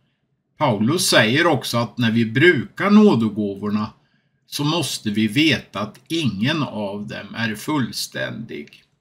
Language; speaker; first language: Swedish; native; Swedish